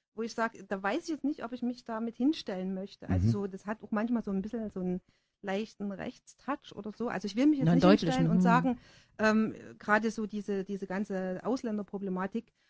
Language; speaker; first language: German; native; German